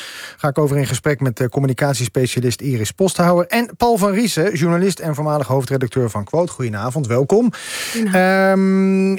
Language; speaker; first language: Dutch; native; Dutch